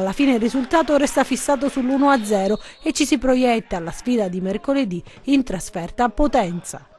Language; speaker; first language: Italian; native; Italian